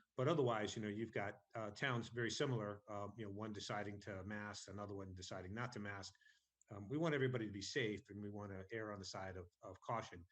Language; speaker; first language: English; non-native, fluent; Spanish